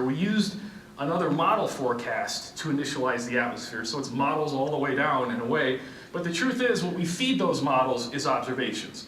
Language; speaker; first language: English; native; English